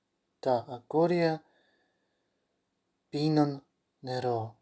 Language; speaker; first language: Greek; non-native, learner; Ukrainian